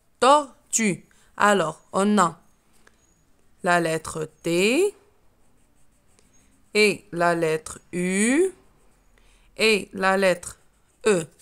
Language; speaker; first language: French; non-native, local second language; Arabic